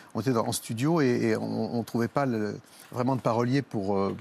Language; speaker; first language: French; native; French